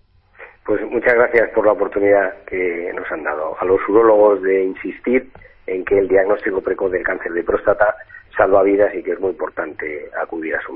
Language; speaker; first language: Spanish; native; Spanish